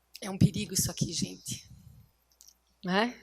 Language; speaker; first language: Portuguese; native; Portuguese